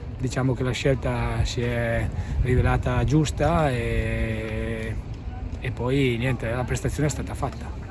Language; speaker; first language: Italian; native; Italian